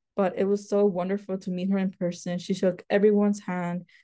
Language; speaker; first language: English; native; English